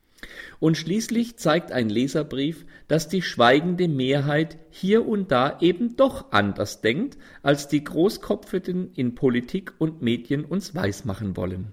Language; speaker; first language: German; native; German